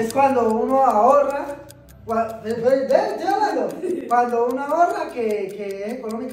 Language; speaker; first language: Spanish; native; Spanish